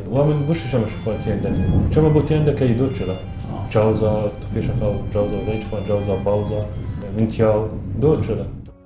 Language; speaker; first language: Chinese; non-native, learner; Arabic